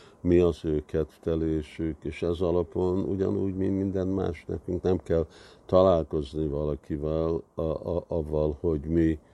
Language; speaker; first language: Hungarian; early bilingual, heritage; Hungarian